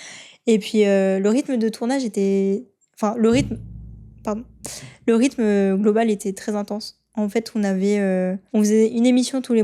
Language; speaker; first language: French; native; French